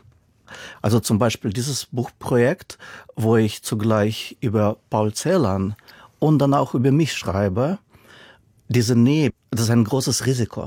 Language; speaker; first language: German; non-native, fluent; Russian